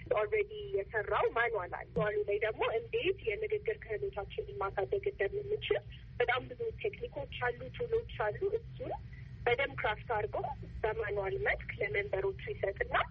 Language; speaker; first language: Amharic; native; Amharic